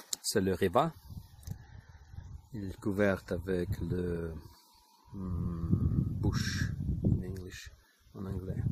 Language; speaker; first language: French; non-native, learner; Ukrainian